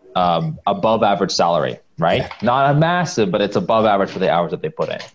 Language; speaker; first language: English; native; English